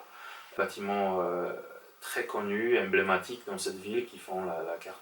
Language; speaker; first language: French; non-native, fluent; Polish